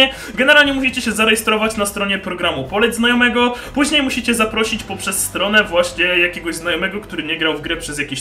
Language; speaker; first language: Polish; native; Polish